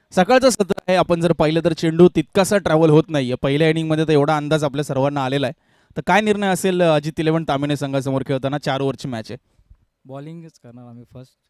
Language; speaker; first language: Marathi; native; Marathi